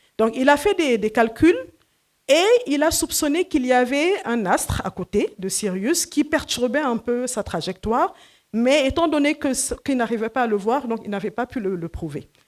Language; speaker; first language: French; non-native, local second language; Fula